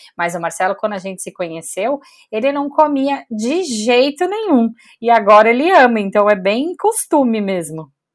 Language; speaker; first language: Portuguese; native; Portuguese